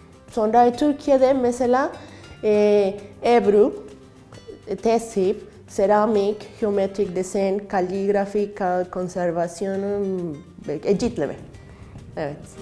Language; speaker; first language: Turkish; non-native, learner; Spanish